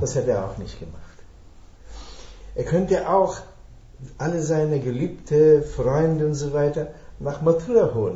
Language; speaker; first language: German; non-native, fluent; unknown